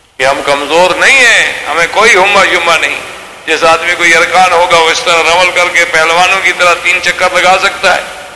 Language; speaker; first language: Urdu; native; Urdu